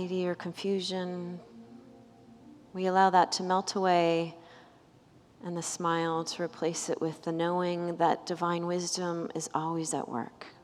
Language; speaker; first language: English; native; English